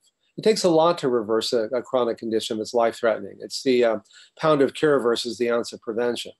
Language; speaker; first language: English; native; English